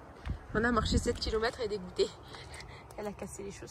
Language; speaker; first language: French; native; French